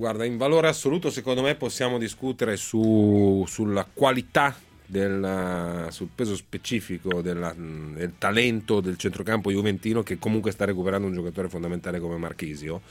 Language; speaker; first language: Italian; native; Italian